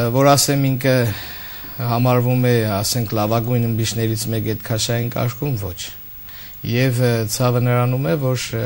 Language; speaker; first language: Armenian; native; Armenian